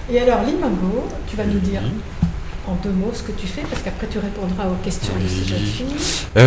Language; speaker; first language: French; native; French